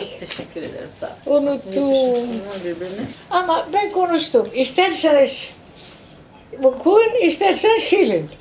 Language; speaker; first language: Turkish; non-native, local second language; Greek